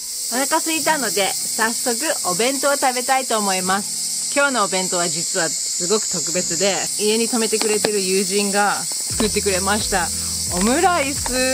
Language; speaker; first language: Japanese; early bilingual, heritage; Japanese